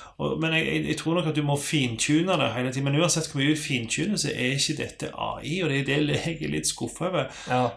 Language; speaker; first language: Norwegian; native; Norwegian